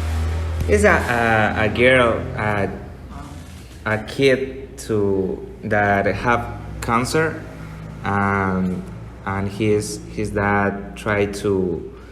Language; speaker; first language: English; non-native, learner; Spanish